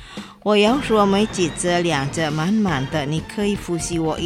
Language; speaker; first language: Chinese; non-native, fluent; Indonesian